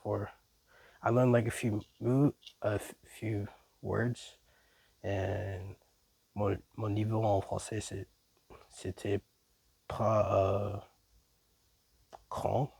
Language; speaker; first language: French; non-native, learner; English